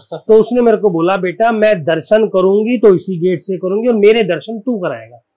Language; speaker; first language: Hindi; native; Hindi